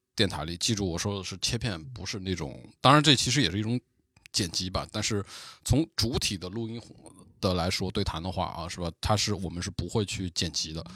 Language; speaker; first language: Chinese; native; Chinese